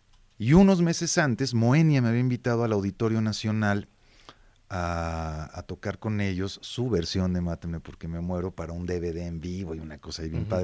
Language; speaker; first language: Spanish; native; Spanish